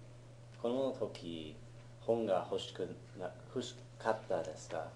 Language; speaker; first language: Japanese; non-native, learner; English